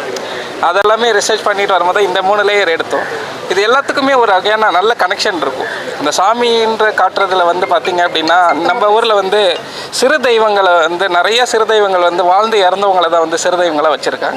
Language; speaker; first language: Tamil; native; Tamil